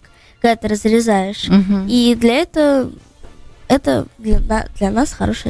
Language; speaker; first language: Russian; early bilingual, heritage; Russian